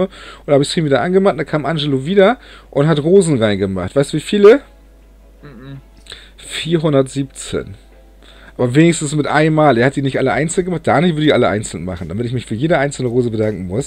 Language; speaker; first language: German; native; German